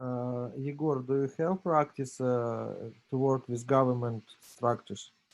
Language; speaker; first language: English; non-native, learner; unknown